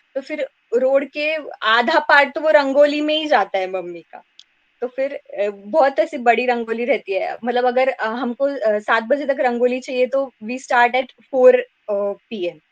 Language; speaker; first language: Hindi; non-native, local second language; Marathi